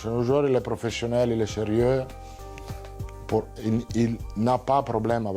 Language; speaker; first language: French; non-native, fluent; Italian